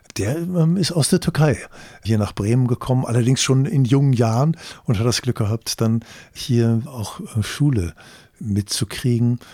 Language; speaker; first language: German; native; German